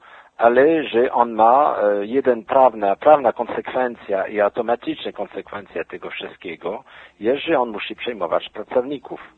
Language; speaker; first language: Polish; non-native, fluent; French